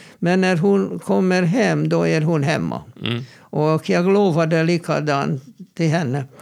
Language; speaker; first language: Swedish; non-native, fluent; Hebrew